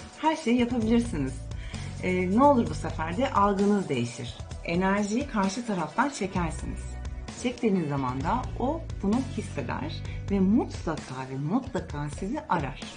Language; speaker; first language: Turkish; native; Turkish